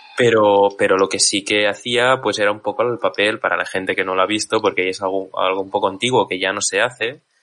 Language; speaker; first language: Spanish; native; Spanish